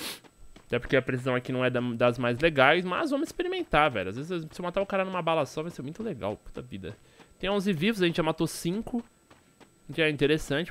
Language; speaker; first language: Portuguese; native; Portuguese